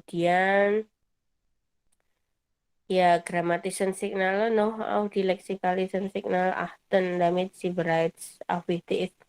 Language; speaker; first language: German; non-native, fluent; Indonesian